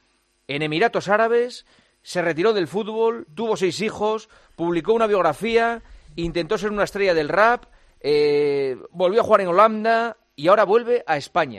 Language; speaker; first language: Spanish; native; Spanish